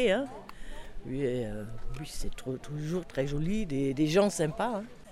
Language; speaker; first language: French; non-native, fluent; German